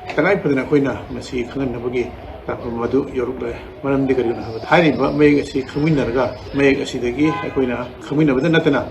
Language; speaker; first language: Manipuri; native; Manipuri